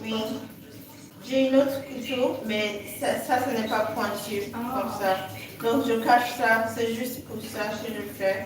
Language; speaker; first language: French; non-native, learner; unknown